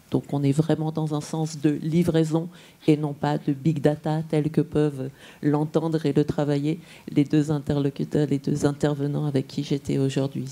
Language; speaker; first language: French; native; French